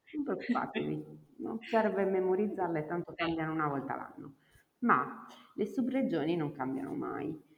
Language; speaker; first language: Italian; native; Italian